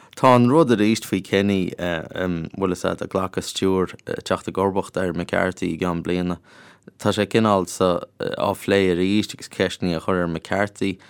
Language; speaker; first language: Irish; native; Irish